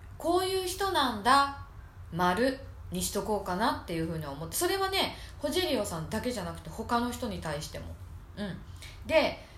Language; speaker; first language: Japanese; native; Japanese